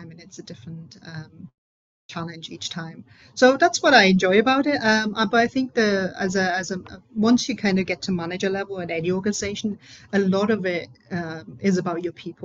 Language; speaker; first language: English; non-native, fluent; German